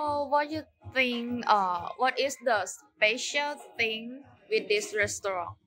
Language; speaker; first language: English; non-native, learner; Thai